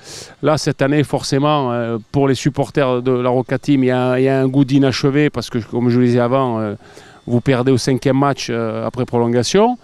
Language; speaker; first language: French; native; French